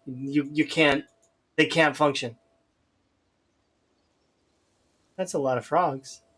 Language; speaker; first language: English; native; English